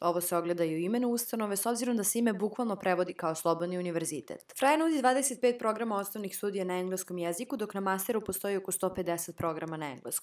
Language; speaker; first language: Serbian; native; Serbian